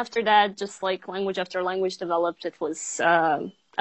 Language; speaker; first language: English; non-native, fluent; Bosnian